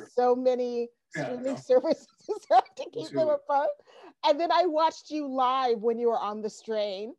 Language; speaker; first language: English; native; English